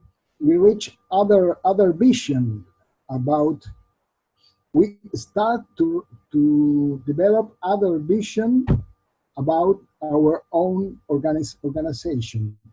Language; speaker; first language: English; non-native, learner; Spanish